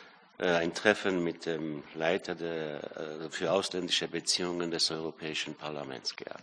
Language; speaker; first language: German; non-native, fluent; Armenian